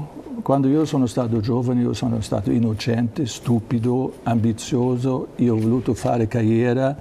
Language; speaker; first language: Italian; non-native, learner; German